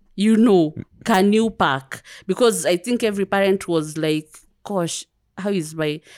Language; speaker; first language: English; non-native, local second language; Kikuyu